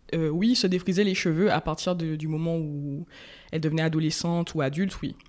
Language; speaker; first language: French; native; French